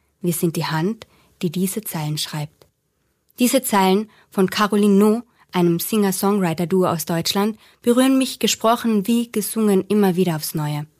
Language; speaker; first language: German; native; German